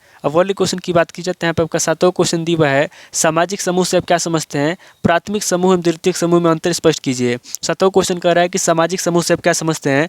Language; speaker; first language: Hindi; native; Hindi